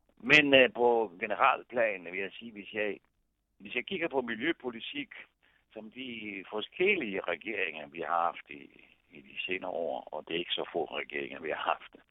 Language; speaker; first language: Danish; non-native, fluent; Italian